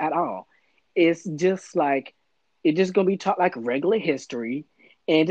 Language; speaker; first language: English; native; English